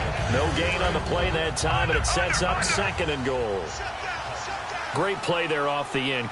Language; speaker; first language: English; native; English